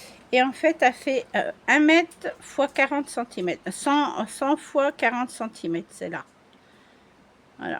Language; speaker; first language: French; native; French